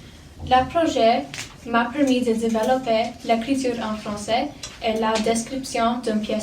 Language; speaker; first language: French; non-native, learner; English